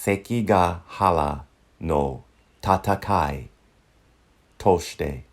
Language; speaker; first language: Japanese; non-native, fluent; English